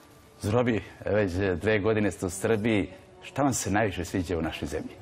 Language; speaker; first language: Serbian; native; Serbian